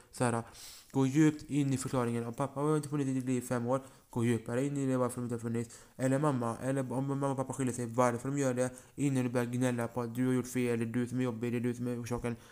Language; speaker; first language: Swedish; early bilingual, other home language; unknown